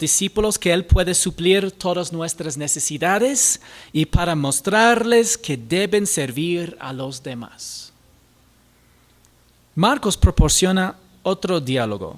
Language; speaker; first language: Spanish; non-native, fluent; English